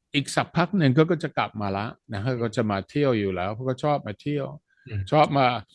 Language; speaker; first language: Thai; non-native, fluent; Dutch